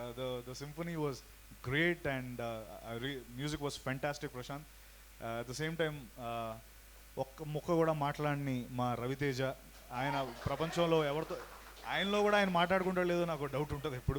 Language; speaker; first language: Telugu; native; Telugu